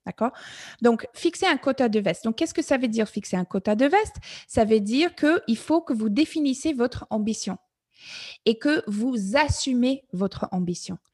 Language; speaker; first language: French; non-native, fluent; English